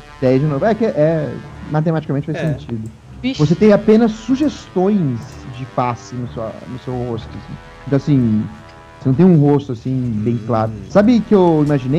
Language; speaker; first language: Portuguese; native; Portuguese